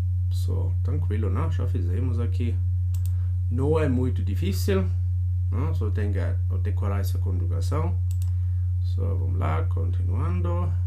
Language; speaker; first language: Portuguese; non-native, fluent; German